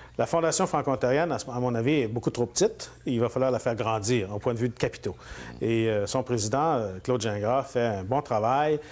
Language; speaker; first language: French; native; French